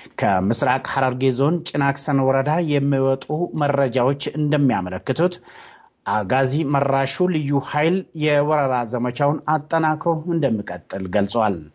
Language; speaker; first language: Amharic; non-native, local second language; Oromo